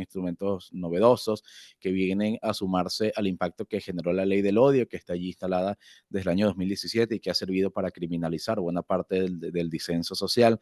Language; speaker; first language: Spanish; native; Spanish